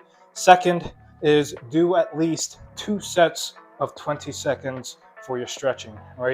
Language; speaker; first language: English; native; English